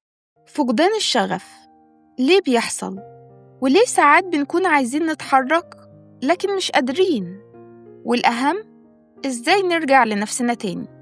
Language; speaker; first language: Arabic; native; Arabic